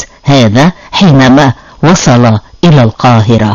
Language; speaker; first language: Arabic; native; Arabic